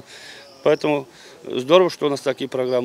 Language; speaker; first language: Russian; non-native, local second language; Tatar